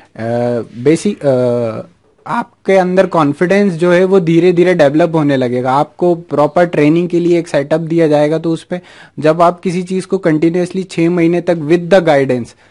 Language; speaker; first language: Hindi; native; Hindi